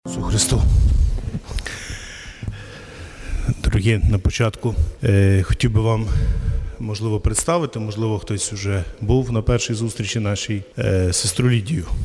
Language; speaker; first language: Ukrainian; native; Ukrainian